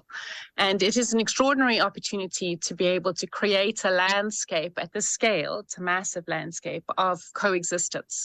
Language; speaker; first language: English; native; English